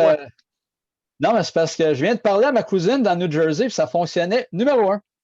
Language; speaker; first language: French; native; French